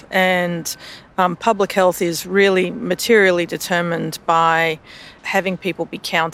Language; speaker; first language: English; native; English